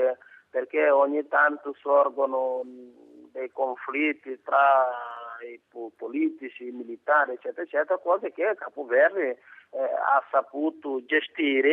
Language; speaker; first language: Italian; non-native, fluent; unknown